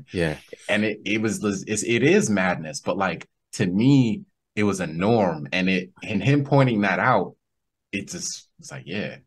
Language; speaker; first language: English; native; English